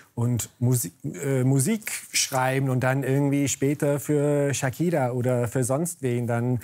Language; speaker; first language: German; non-native, fluent; English